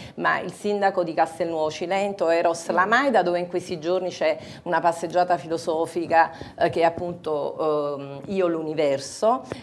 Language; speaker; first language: Italian; native; Italian